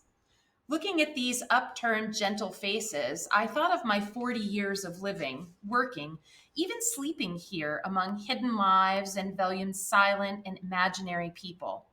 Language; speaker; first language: English; native; English